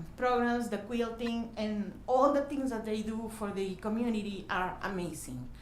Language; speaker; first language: English; non-native, learner; Spanish